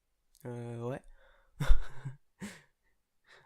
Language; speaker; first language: French; native; French